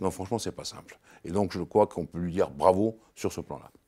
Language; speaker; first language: French; native; French